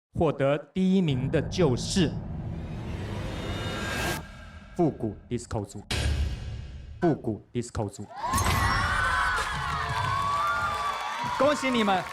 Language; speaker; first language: Chinese; native; Chinese